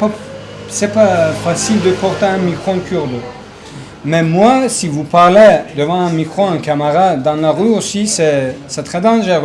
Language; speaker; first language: French; non-native, learner; Kurdish